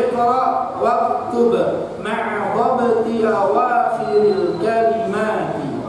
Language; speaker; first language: Arabic; non-native, fluent; Indonesian